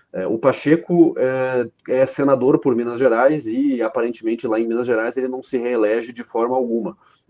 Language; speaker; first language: Portuguese; native; Portuguese